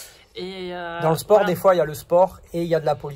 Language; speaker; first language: French; native; French